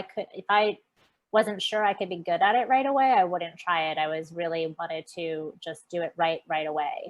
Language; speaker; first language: English; native; English